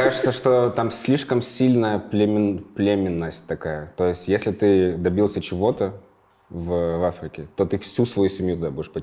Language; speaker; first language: Russian; native; Russian